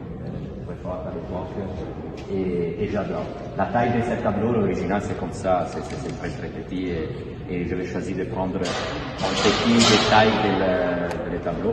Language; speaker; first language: French; non-native, fluent; Italian